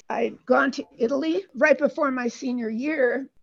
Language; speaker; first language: English; native; English